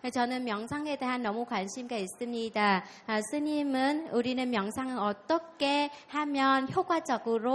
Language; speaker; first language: Korean; non-native, learner; Vietnamese